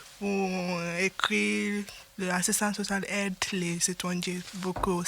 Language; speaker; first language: French; non-native, learner; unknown